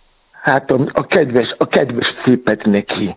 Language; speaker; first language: Hungarian; non-native, learner; Yoruba